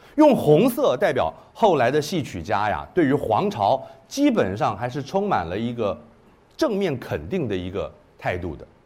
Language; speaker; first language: Chinese; native; Chinese